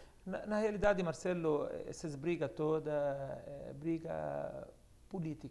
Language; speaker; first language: Portuguese; non-native, fluent; Arabic